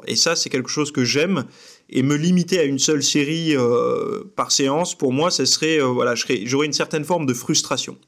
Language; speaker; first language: French; native; French